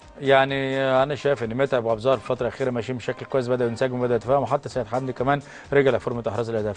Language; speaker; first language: Arabic; native; Arabic